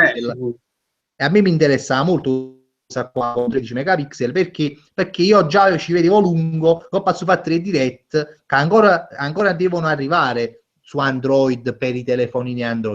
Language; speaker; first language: Italian; native; Italian